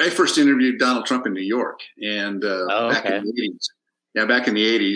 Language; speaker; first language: English; early bilingual, other home language; Spanish